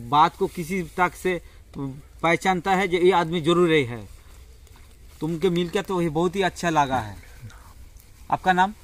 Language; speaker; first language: Hindi; non-native, local second language; Bangla